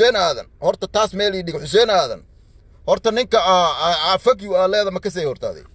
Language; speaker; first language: Somali; non-native, local second language; Swahili